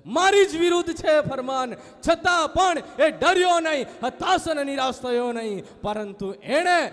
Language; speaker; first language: Gujarati; native; Gujarati